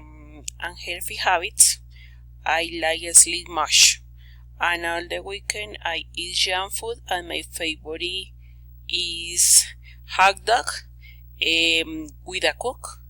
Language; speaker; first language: English; non-native, learner; Spanish